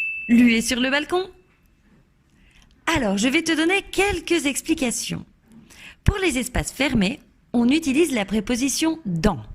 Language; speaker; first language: French; native; French